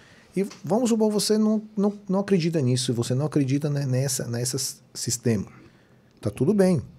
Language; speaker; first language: Portuguese; non-native, fluent; Hebrew